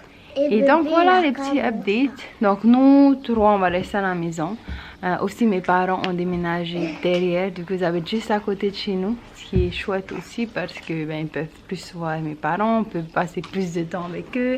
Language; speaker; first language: French; native; French